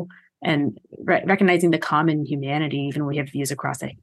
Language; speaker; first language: English; native; English